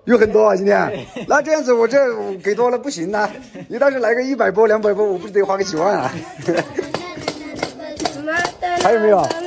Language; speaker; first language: Chinese; native; Chinese